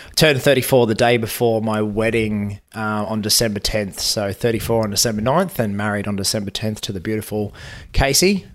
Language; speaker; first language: English; native; English